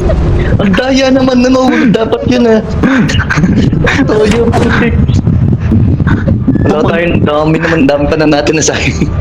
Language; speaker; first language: Filipino; native; Filipino